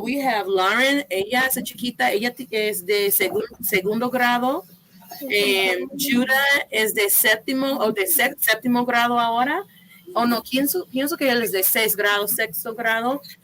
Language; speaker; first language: Spanish; non-native, fluent; English